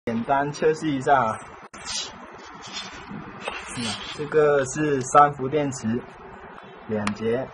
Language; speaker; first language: Chinese; native; Chinese